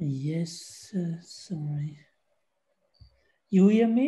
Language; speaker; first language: English; non-native, fluent; French